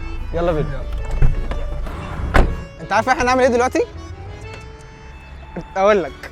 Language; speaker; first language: Arabic; native; Arabic